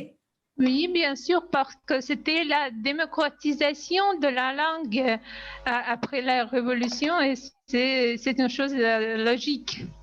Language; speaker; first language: French; non-native, fluent; Russian